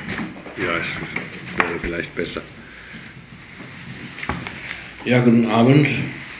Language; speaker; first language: German; early bilingual, heritage; German